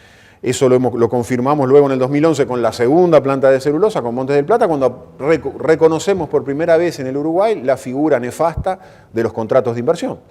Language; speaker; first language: Spanish; native; Spanish